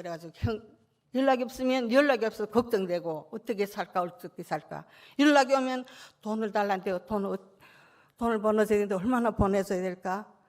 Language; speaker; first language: Korean; native; Korean